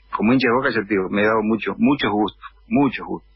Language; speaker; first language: Spanish; native; Spanish